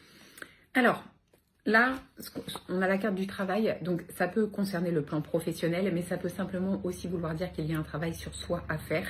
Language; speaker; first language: French; native; French